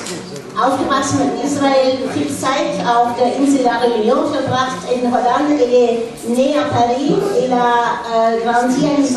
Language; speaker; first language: German; non-native, fluent; Russian